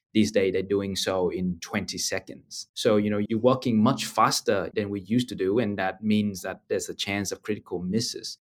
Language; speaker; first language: English; non-native, fluent; Vietnamese